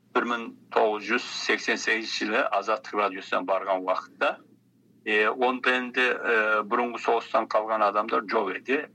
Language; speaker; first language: Kazakh; early bilingual, heritage; Kazakh